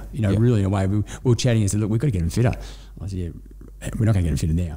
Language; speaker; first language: English; native; English